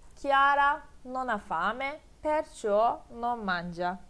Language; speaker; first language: Italian; non-native, fluent; Turkish